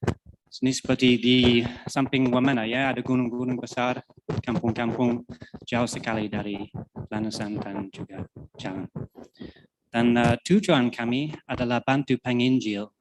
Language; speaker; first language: Indonesian; non-native, fluent; English